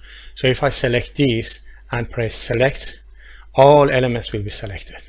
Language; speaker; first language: English; non-native, fluent; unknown